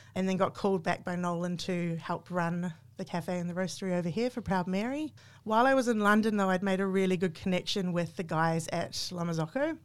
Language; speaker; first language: English; native; English